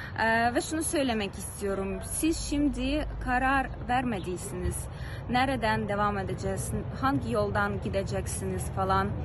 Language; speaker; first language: Turkish; non-native, fluent; Ukrainian